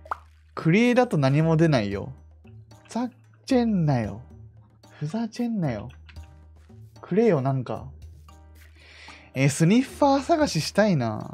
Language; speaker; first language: Japanese; native; Japanese